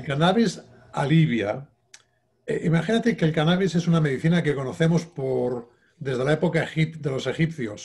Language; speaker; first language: Spanish; native; Spanish